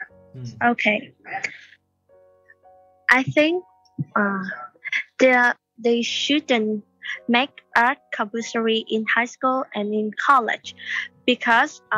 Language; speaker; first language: English; non-native, learner; Vietnamese